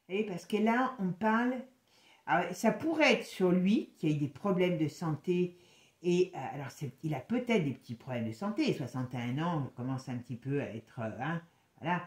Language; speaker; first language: French; native; French